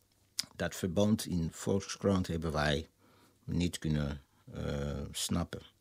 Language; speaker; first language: Dutch; non-native, fluent; Lingala